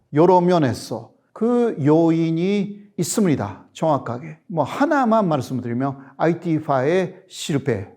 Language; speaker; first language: Korean; non-native, fluent; Japanese